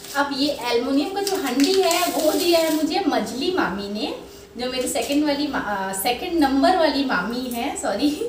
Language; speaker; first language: Hindi; non-native, local second language; Bangla